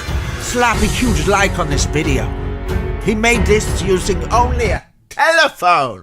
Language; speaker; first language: English; native; English